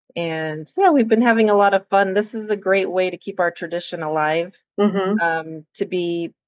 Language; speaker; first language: English; native; English